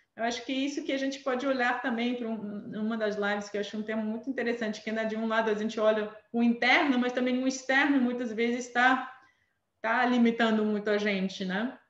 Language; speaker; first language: Portuguese; non-native, fluent; Armenian